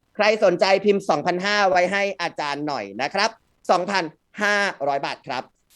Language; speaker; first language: Thai; native; Thai